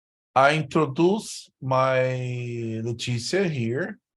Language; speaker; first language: English; non-native, learner; Portuguese